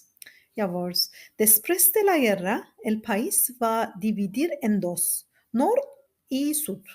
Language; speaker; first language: Catalan; non-native, learner; Turkish